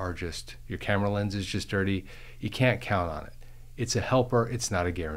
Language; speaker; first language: English; native; English